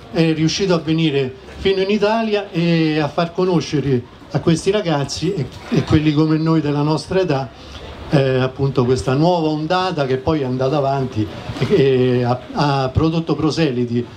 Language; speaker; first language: Italian; native; Italian